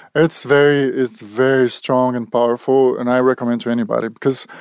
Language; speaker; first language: English; non-native, fluent; Portuguese